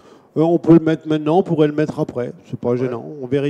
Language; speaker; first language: French; native; French